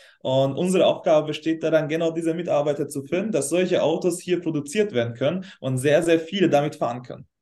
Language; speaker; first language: German; non-native, fluent; Hungarian